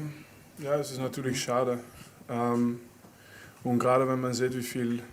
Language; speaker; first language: German; non-native, fluent; French